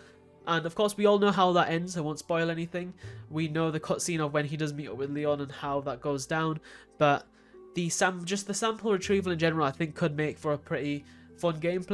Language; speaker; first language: English; native; English